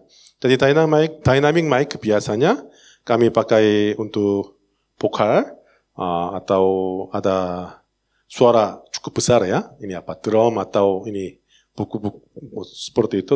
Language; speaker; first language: Indonesian; non-native, learner; Korean